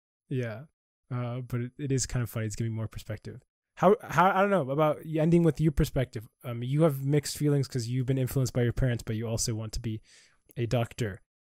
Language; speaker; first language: English; native; English